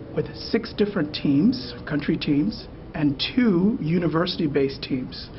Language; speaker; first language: English; native; English